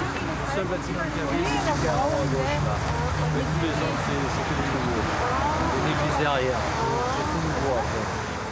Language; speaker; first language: French; early bilingual, other home language; Korean